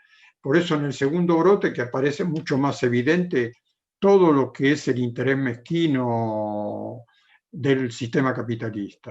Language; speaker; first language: Spanish; non-native, fluent; Italian